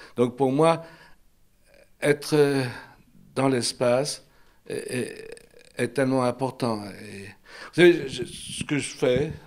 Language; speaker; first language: French; native; French